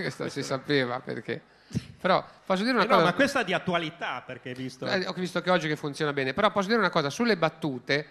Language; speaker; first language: Italian; native; Italian